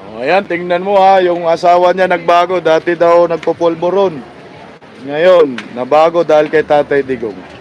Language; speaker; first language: Filipino; non-native, local second language; Cebuano